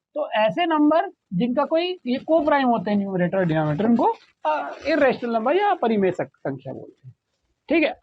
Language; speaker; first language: Hindi; native; Hindi